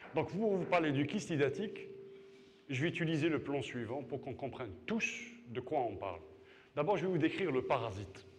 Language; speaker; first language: French; non-native, local second language; Arabic